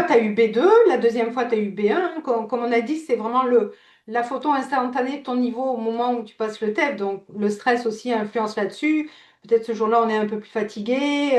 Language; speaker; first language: French; native; French